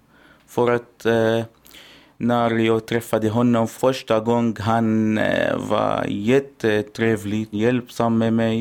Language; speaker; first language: Swedish; non-native, learner; Arabic